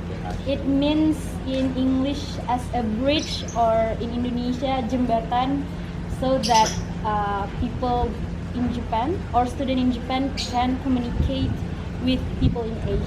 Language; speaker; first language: English; non-native, fluent; Indonesian